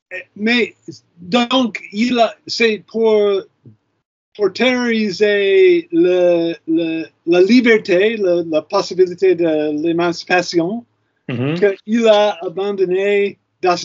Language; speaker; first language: French; non-native, fluent; English